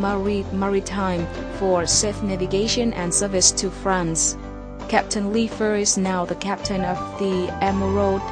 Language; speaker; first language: English; non-native, local second language; Vietnamese